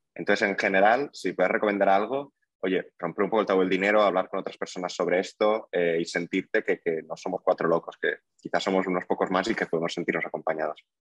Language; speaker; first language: Spanish; native; Spanish